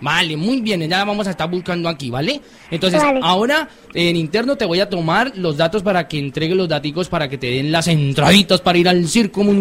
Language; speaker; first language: Spanish; native; Spanish